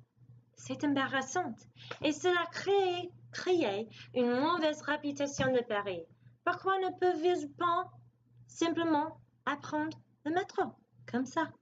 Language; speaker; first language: French; non-native, learner; English